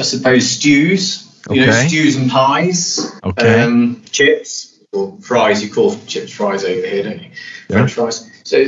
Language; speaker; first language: English; native; English